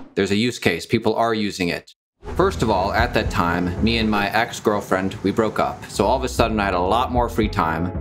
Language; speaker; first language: English; native; English